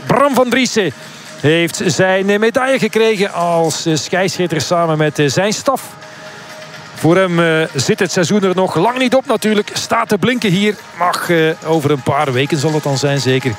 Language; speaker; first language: Dutch; native; Dutch